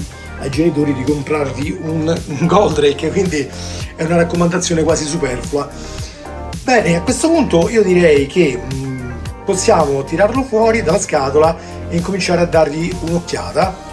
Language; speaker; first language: Italian; native; Italian